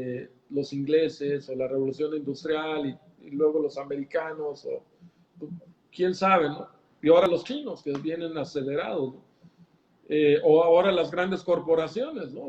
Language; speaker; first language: Spanish; native; Spanish